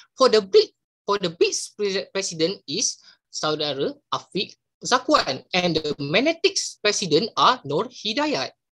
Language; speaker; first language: English; non-native, local second language; Malay